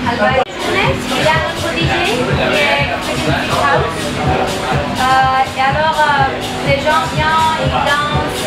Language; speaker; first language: French; non-native, learner; Spanish